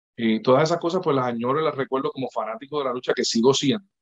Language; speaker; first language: Spanish; native; Spanish